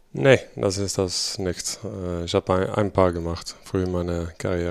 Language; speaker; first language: German; non-native, fluent; Swedish